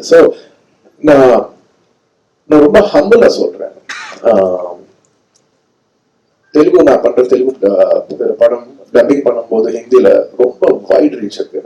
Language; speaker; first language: Tamil; non-native, local second language; Telugu